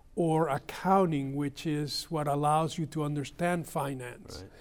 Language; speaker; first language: English; early bilingual, other home language; Spanish